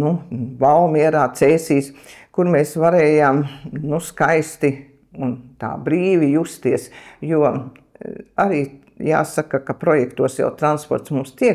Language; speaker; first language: Latvian; native; Latvian